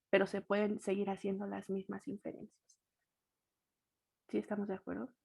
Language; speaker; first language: Spanish; native; Spanish